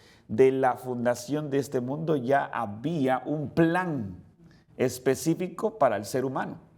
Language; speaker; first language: Spanish; native; Spanish